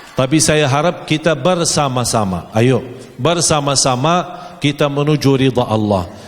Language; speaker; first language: Malay; non-native, fluent; Arabic